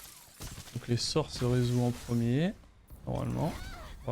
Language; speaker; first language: French; native; French